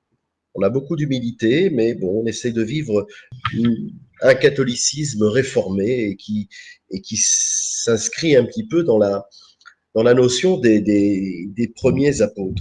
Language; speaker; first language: French; native; French